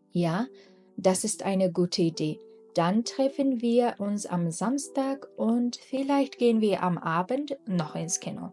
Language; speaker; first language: German; non-native, fluent; Mongolian